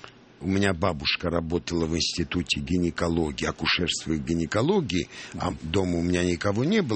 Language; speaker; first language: Russian; non-native, local second language; Armenian